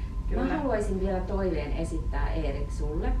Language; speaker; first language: Finnish; native; Finnish